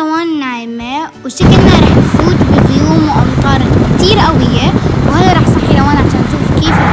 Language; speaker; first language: Arabic; native; Arabic